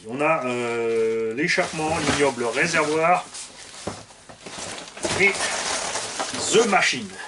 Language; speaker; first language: French; native; French